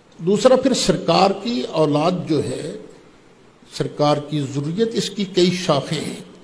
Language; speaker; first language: Urdu; non-native, local second language; Punjabi